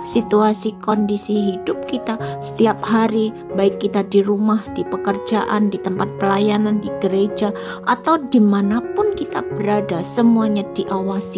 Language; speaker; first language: Indonesian; native; Indonesian